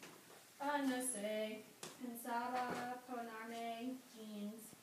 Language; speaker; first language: Spanish; non-native, learner; English